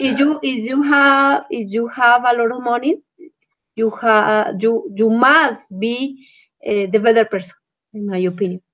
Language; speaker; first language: English; non-native, learner; Spanish